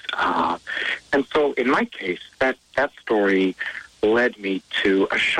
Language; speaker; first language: English; native; English